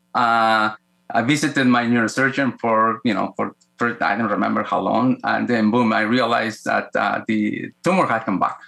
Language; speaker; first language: English; non-native, fluent; Spanish